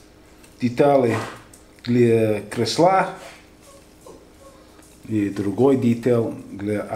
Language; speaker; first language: Russian; non-native, learner; English